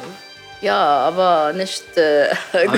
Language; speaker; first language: German; non-native, learner; Arabic